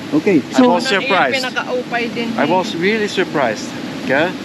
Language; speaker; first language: English; non-native, learner; German